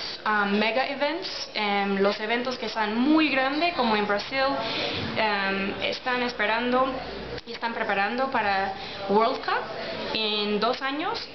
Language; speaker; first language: Spanish; non-native, learner; English